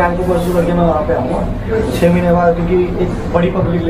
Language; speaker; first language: Hindi; native; Hindi